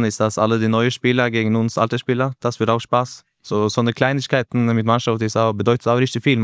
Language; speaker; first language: German; non-native, learner; Norwegian